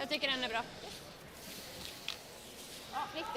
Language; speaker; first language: Swedish; native; Swedish